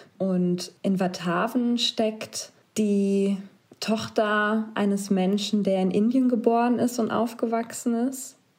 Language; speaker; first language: German; native; German